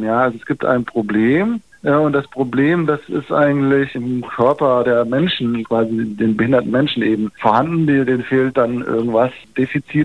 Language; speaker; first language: German; native; German